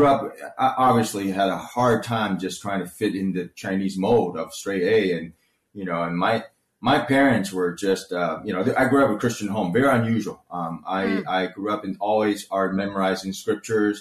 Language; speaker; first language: English; early bilingual, other home language; Chinese